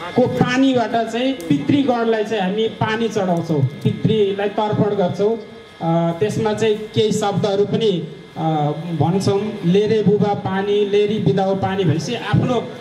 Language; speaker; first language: Nepali; non-native, local second language; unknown